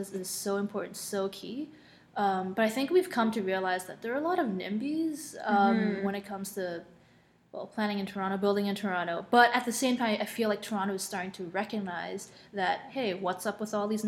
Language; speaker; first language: English; non-native, local second language; Cantonese